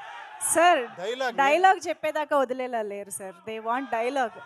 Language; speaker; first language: Telugu; native; Telugu